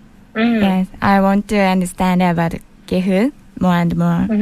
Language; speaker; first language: English; non-native, learner; Japanese